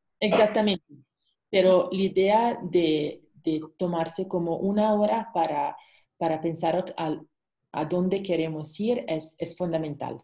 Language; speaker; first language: Spanish; non-native, fluent; Italian